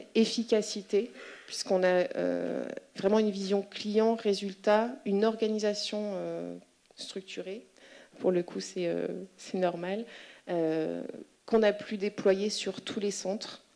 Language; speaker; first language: French; native; French